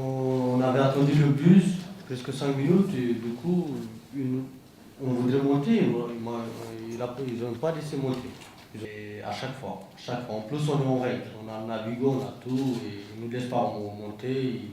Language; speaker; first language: French; non-native, learner; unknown